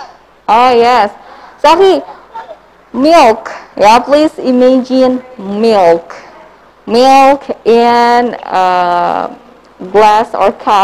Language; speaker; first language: English; non-native, learner; Indonesian